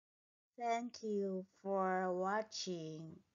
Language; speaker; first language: English; non-native, fluent; Chinese